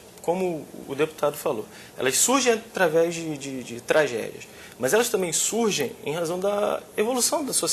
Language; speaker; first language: Portuguese; native; Portuguese